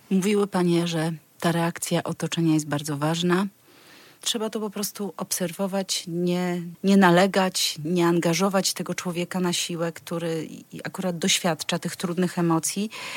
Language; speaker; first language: Polish; native; Polish